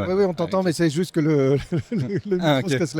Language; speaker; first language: French; native; French